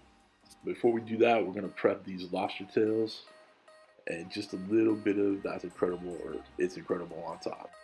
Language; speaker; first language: English; native; English